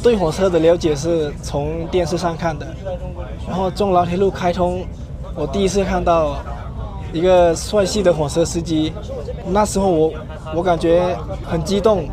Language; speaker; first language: Chinese; non-native, fluent; Lao